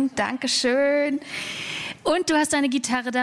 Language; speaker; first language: German; native; German